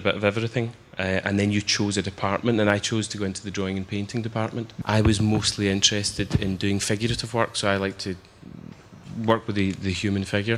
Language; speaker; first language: English; native; English